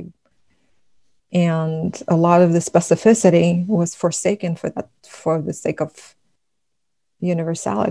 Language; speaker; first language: English; non-native, fluent; Buriat